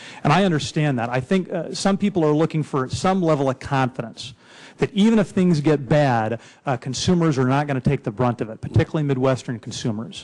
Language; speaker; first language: English; native; English